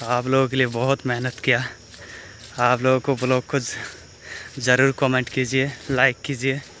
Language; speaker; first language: Hindi; non-native, local second language; Bangla